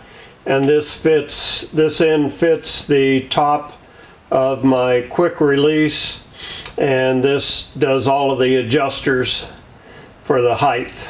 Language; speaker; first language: English; native; English